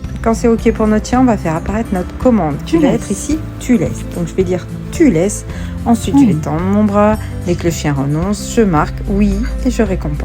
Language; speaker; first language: French; native; French